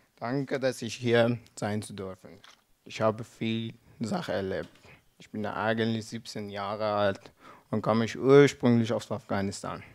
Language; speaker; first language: German; non-native, learner; Persian